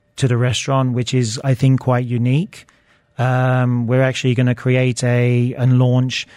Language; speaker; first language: English; native; English